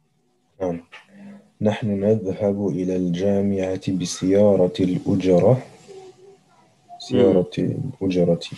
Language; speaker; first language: Arabic; non-native, learner; French